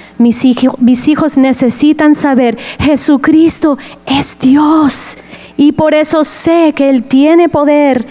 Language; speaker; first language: Spanish; non-native, fluent; English